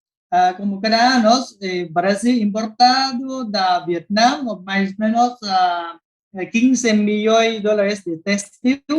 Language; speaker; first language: Spanish; non-native, learner; Vietnamese